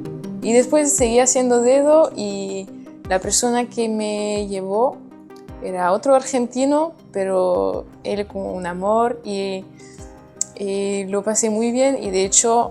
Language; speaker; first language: Spanish; non-native, fluent; French